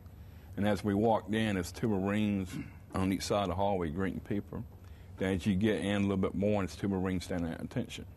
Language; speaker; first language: English; native; English